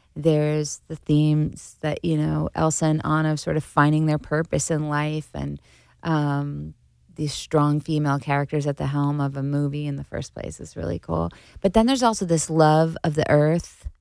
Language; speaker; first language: English; native; English